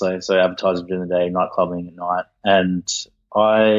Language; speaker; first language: English; native; English